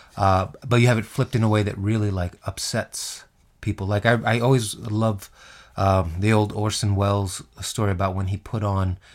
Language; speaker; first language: English; native; English